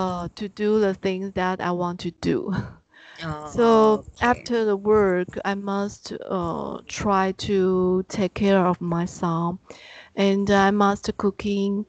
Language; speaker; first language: English; non-native, learner; Chinese